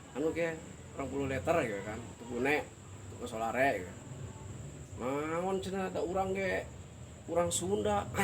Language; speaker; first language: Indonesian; non-native, local second language; Sundanese